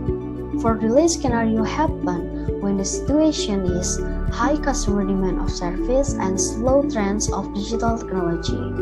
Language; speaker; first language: English; non-native, learner; Indonesian